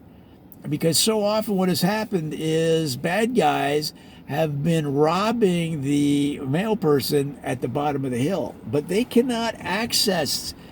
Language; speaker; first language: English; native; English